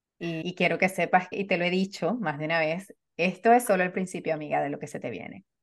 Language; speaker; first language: Spanish; native; Spanish